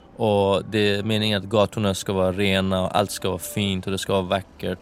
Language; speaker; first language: Swedish; non-native, fluent; Persian